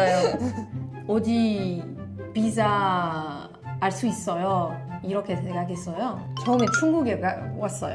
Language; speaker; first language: Korean; non-native, learner; French